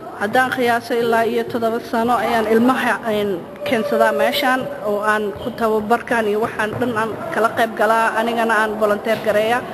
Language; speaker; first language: Somali; native; Somali